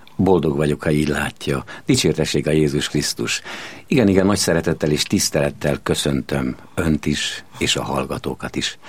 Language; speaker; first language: Hungarian; native; Hungarian